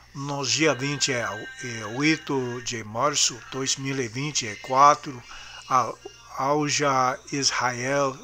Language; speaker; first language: Portuguese; non-native, learner; English